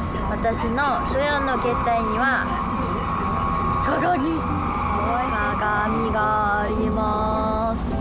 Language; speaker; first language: Japanese; non-native, learner; Korean